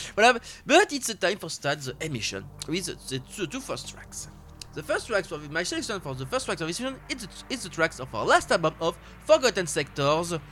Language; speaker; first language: English; non-native, learner; French